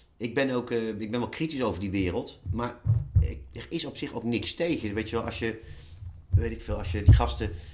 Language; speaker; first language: Dutch; native; Dutch